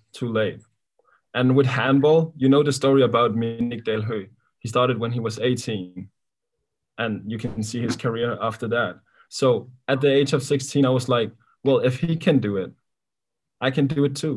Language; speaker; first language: English; non-native, fluent; Kalaallisut